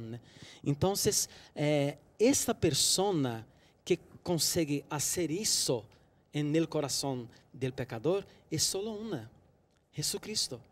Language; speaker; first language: Spanish; non-native, fluent; Portuguese